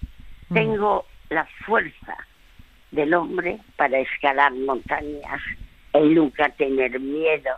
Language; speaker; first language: Spanish; early bilingual, other home language; French